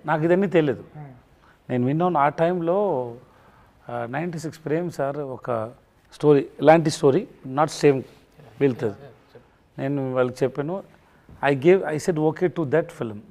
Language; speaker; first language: Telugu; non-native, learner; Tamil